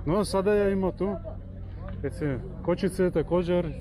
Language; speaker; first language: Serbian; non-native, learner; Russian